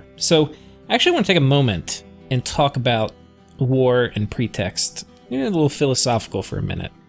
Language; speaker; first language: English; native; English